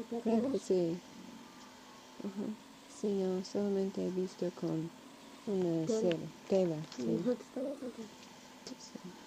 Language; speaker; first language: Spanish; non-native, learner; English